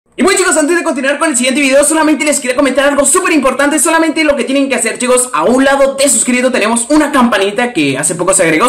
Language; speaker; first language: Spanish; native; Spanish